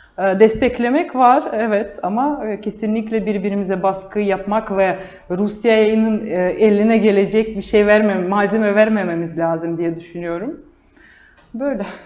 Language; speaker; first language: Turkish; non-native, fluent; Russian